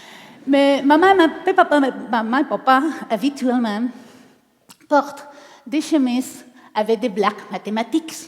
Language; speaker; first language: French; non-native, learner; Spanish